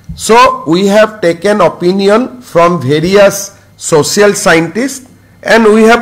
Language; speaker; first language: English; non-native, local second language; Assamese